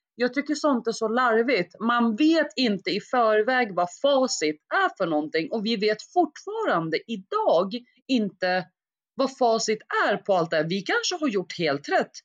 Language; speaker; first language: Swedish; early bilingual, other home language; Arabic